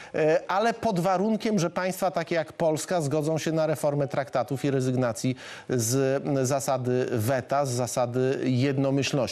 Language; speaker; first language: Polish; native; Polish